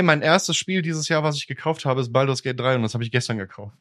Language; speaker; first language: German; native; German